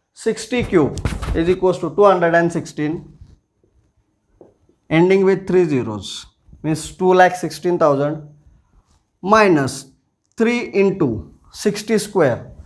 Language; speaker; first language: English; non-native, local second language; Marathi